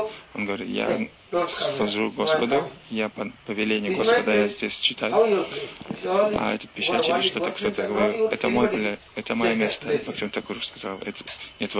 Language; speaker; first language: Russian; non-native, learner; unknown